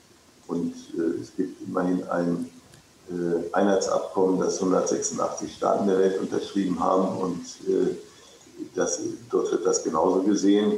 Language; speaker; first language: German; native; German